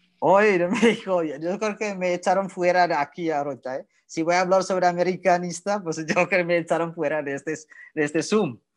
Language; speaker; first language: Spanish; non-native, learner; Indonesian